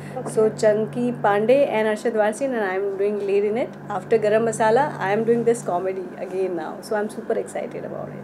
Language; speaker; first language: English; non-native, local second language; Hindi